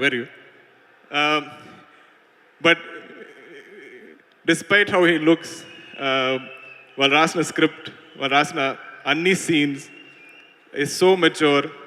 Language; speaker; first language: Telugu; non-native, learner; Malayalam